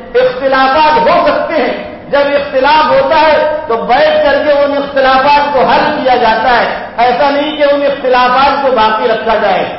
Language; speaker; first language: Urdu; native; Urdu